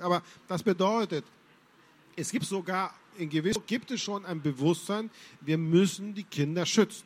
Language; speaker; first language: German; non-native, fluent; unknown